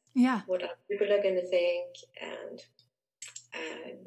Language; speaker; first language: English; non-native, fluent; Swedish